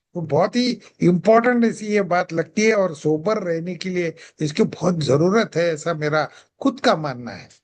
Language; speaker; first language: Hindi; non-native, local second language; Marathi